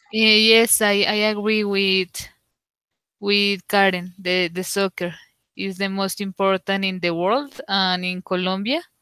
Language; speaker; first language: English; non-native, learner; Spanish